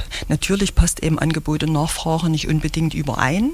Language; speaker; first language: German; native; German